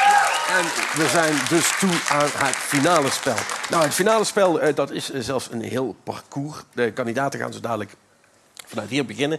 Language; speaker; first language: Dutch; native; Dutch